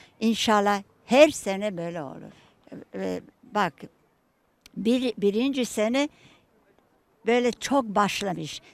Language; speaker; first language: Turkish; non-native, fluent; Serbian